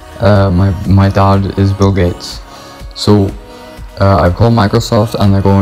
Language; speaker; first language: English; native; English